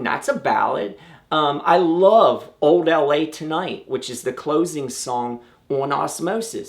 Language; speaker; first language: English; native; English